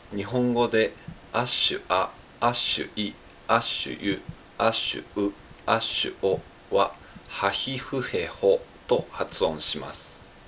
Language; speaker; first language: Japanese; native; Japanese